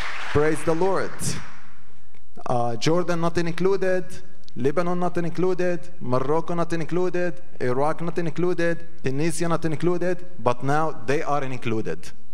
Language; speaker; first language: English; non-native, fluent; Arabic